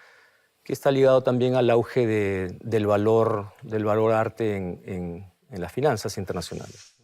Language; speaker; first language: Spanish; native; Spanish